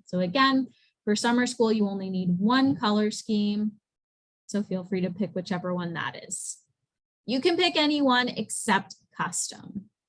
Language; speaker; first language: English; native; English